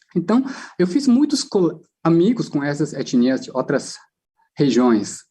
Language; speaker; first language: Portuguese; non-native, fluent; Chinese